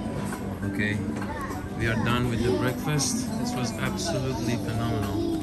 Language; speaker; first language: English; non-native, fluent; Persian